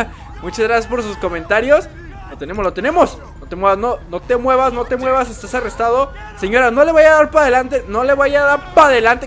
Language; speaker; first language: Spanish; native; Spanish